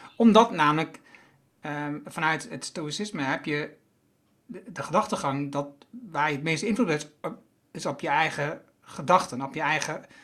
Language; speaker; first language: Dutch; native; Dutch